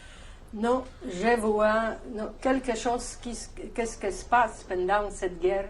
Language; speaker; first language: French; non-native, learner; Polish